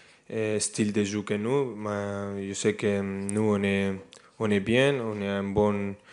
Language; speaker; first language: French; non-native, fluent; Spanish